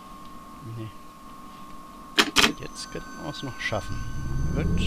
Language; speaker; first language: German; native; German